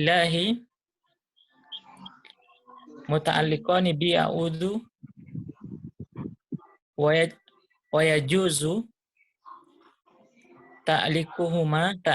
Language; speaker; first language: Arabic; non-native, learner; Indonesian